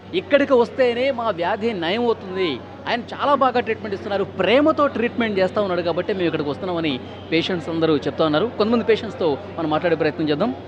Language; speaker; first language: Telugu; native; Telugu